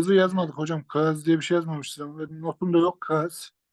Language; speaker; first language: Turkish; native; Turkish